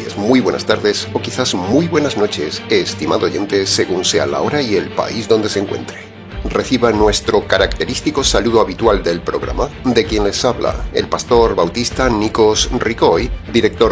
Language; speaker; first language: Spanish; native; Spanish